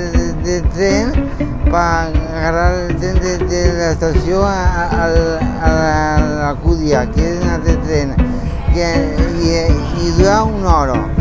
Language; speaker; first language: Catalan; non-native, local second language; Spanish